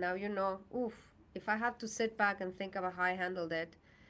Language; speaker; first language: English; non-native, fluent; Spanish